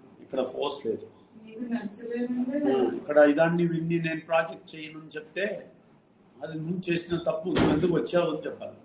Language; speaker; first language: Telugu; non-native, fluent; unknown